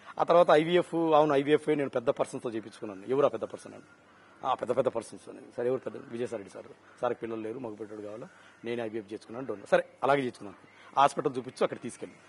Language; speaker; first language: Telugu; native; Telugu